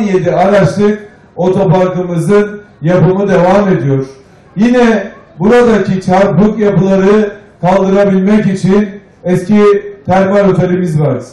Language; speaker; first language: Turkish; native; Turkish